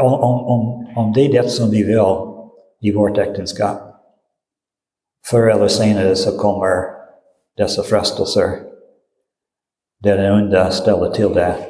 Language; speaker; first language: Swedish; non-native, fluent; English